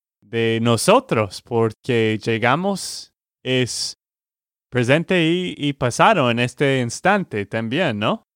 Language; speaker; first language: Spanish; non-native, learner; English